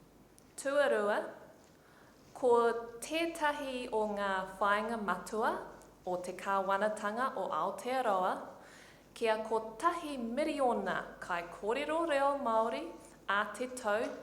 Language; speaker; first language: Māori; non-native, local second language; English